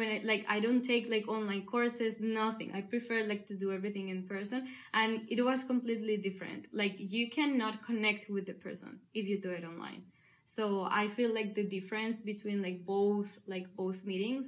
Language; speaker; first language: English; non-native, learner; Spanish